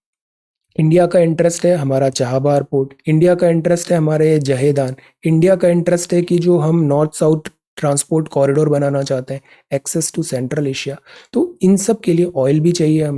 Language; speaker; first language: Hindi; native; Hindi